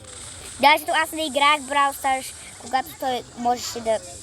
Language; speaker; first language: Bulgarian; early bilingual, heritage; Bulgarian